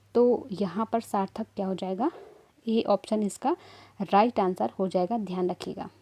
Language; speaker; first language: Hindi; native; Hindi